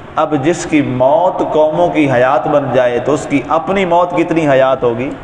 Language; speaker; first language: Urdu; non-native, local second language; Punjabi